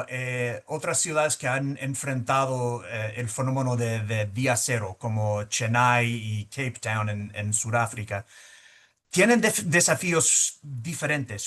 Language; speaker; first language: Spanish; early bilingual, heritage; Spanish